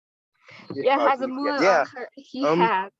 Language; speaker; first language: English; non-native, learner; Chinese